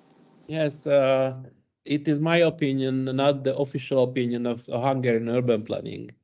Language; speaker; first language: English; non-native, learner; Hungarian